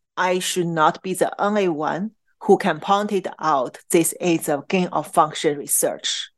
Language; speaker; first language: English; non-native, fluent; Chinese